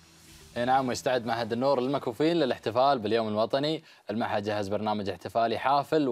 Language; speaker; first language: Arabic; native; Arabic